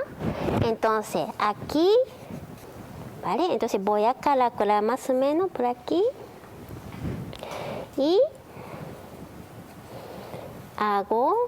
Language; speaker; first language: Spanish; non-native, learner; Japanese